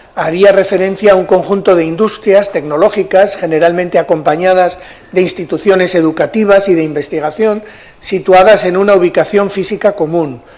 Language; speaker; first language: Spanish; native; Spanish